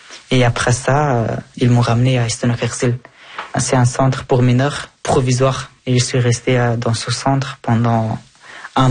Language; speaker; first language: French; early bilingual, other home language; Persian